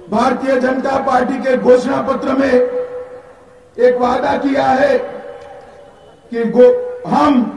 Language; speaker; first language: Hindi; non-native, local second language; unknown